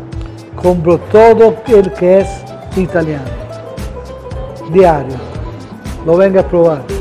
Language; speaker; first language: Spanish; non-native, fluent; Italian